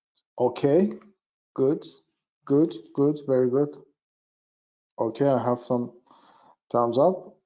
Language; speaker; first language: English; non-native, fluent; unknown